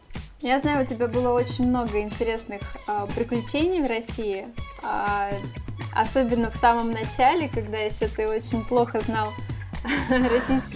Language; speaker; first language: Russian; native; Russian